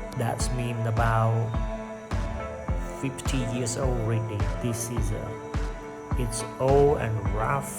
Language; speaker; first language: English; non-native, learner; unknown